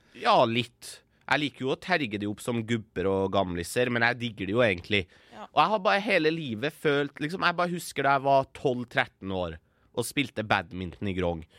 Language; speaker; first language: Norwegian; early bilingual, other home language; Persian